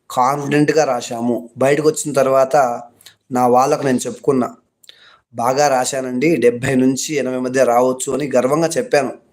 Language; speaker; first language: Telugu; native; Telugu